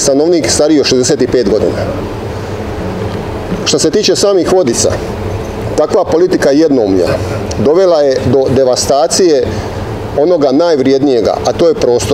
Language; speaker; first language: Serbian; native; Serbian